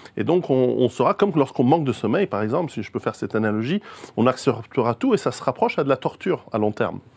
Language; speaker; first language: French; native; French